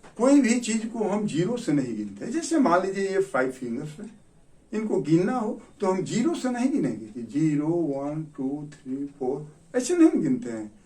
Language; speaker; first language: Hindi; native; Hindi